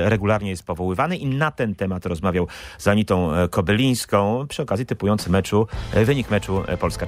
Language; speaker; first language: Polish; native; Polish